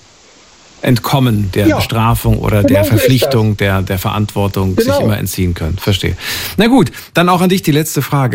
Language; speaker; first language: German; native; German